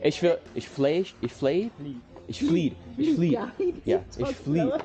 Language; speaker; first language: German; non-native, learner; English